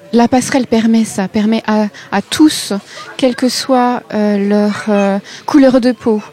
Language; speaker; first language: French; native; French